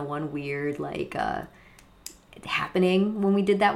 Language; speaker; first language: English; native; English